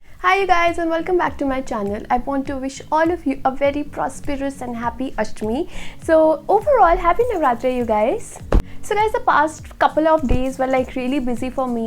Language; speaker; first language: English; non-native, local second language; Hindi